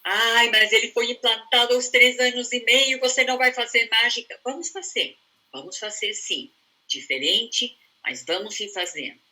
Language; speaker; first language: Portuguese; non-native, fluent; Spanish